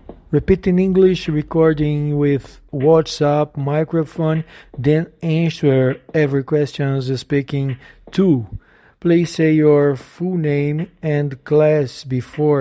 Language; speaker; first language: English; non-native, learner; Portuguese